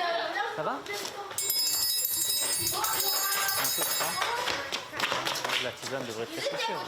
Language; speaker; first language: French; native; French